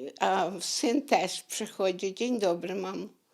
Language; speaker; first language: Polish; non-native, learner; Ukrainian